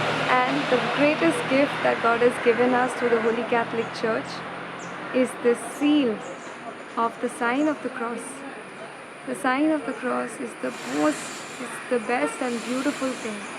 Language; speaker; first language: English; non-native, local second language; Malayalam